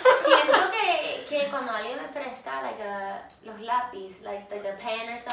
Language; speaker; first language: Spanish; early bilingual, heritage; English